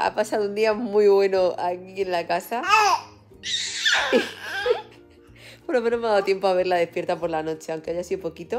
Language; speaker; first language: Spanish; native; Spanish